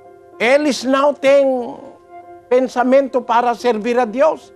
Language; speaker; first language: Portuguese; non-native, learner; Filipino